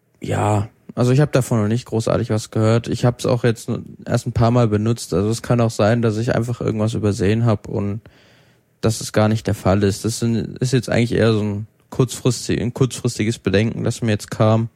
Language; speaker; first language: German; native; German